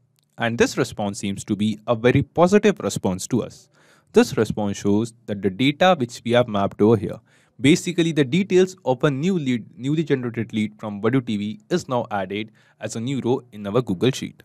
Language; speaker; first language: English; non-native, local second language; Hindi